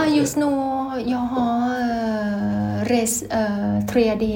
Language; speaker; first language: Swedish; non-native, learner; Thai